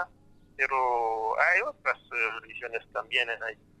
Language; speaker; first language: Spanish; non-native, fluent; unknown